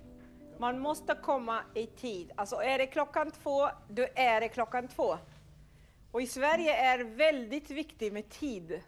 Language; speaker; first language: Swedish; non-native, fluent; Arabic